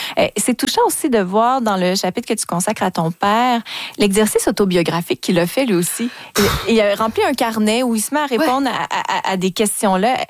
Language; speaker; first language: French; native; French